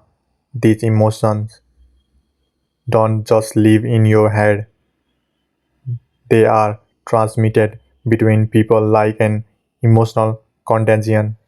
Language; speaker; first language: English; non-native, fluent; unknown